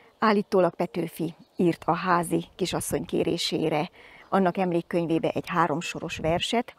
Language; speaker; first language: Hungarian; native; Hungarian